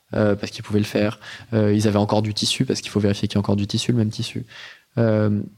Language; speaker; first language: French; native; French